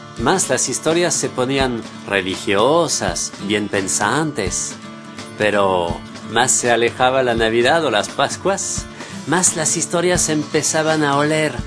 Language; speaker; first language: Spanish; non-native, fluent; French